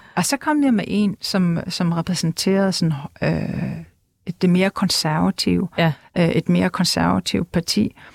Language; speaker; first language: Danish; non-native, local second language; Kalaallisut